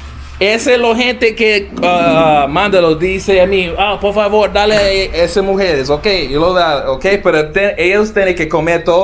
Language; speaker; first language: Spanish; non-native, learner; English